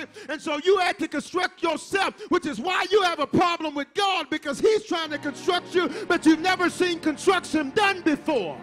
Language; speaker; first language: English; native; English